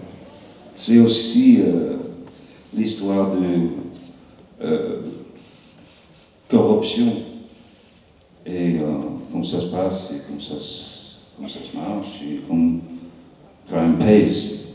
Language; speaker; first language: French; non-native, learner; English